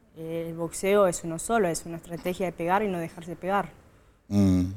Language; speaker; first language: Spanish; native; Spanish